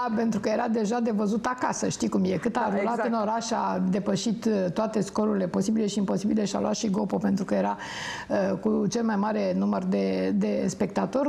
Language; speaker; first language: Romanian; native; Romanian